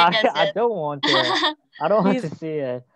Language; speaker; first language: English; non-native, learner; Korean